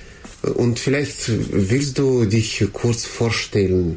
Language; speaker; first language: German; non-native, fluent; Russian